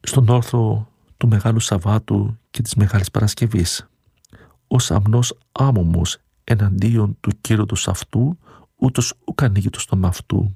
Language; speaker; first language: Greek; native; Greek